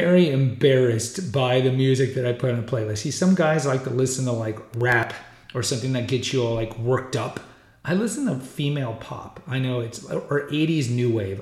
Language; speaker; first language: English; native; English